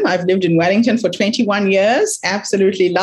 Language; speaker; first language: English; non-native, local second language; Shona